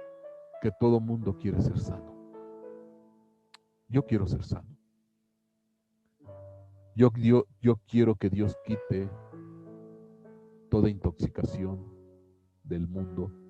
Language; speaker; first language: Spanish; native; Spanish